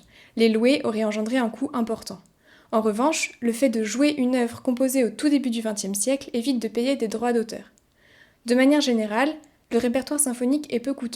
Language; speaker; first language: French; native; French